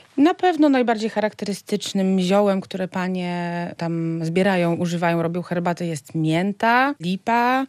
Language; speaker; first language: Polish; native; Polish